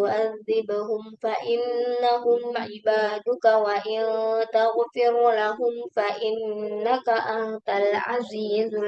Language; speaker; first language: Arabic; non-native, learner; Indonesian